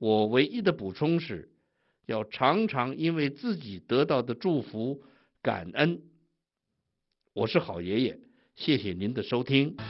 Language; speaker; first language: Chinese; native; Chinese